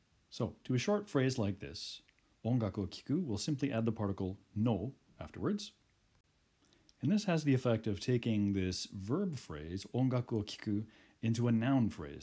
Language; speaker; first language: English; native; English